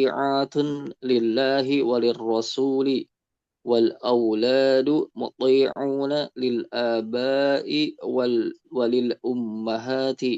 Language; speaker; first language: Arabic; non-native, learner; Indonesian